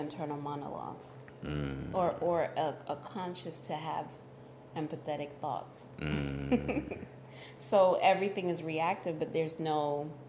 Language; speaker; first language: English; early bilingual, other home language; Shona